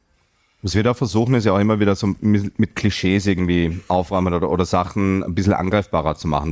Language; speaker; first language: German; native; German